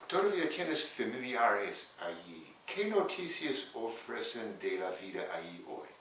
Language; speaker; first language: Spanish; non-native, fluent; English